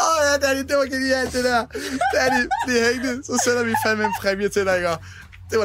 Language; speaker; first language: Danish; native; Danish